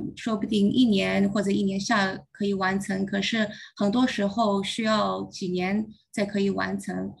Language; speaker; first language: Chinese; early bilingual, heritage; Chinese